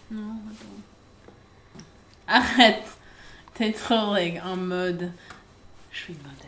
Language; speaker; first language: French; non-native, fluent; English